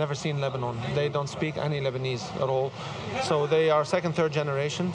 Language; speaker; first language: English; non-native, fluent; Arabic